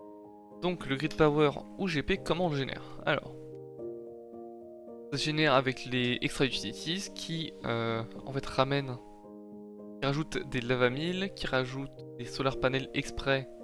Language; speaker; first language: French; native; French